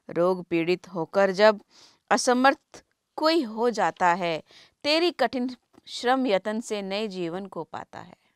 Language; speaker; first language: Hindi; native; Hindi